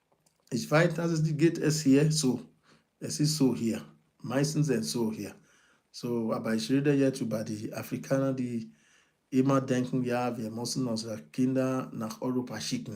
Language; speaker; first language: German; non-native, fluent; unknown